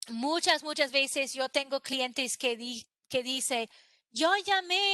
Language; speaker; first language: Spanish; non-native, fluent; English